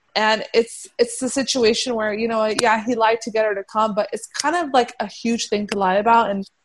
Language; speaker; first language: English; early bilingual, heritage; Persian